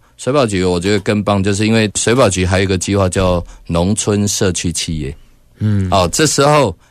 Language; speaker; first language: Chinese; native; Chinese